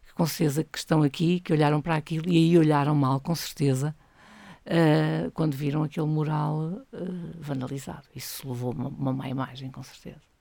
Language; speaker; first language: Portuguese; native; Portuguese